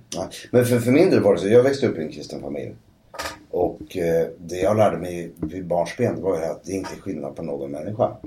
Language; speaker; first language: Swedish; native; Swedish